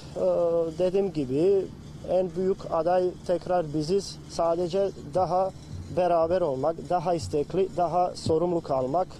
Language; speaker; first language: Turkish; non-native, learner; Bosnian